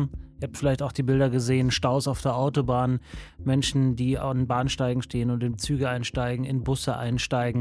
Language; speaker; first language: German; native; German